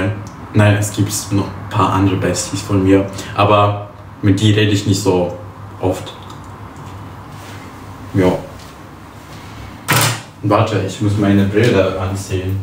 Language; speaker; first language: German; early bilingual, other home language; Polish